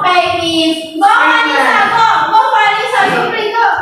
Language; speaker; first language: English; non-native, learner; Indonesian